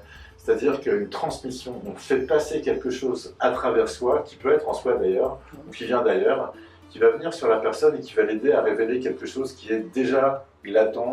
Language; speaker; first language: French; native; French